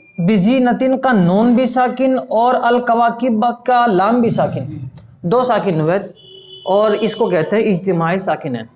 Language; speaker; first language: Urdu; native; Urdu